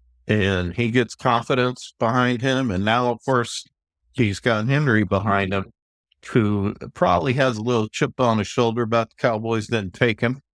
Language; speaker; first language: English; native; English